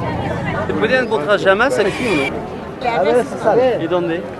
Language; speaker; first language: Spanish; non-native, learner; French